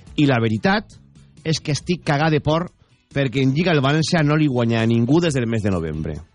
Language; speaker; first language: Catalan; native; Catalan